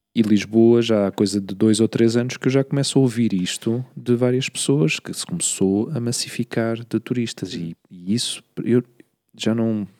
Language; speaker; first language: Portuguese; native; Portuguese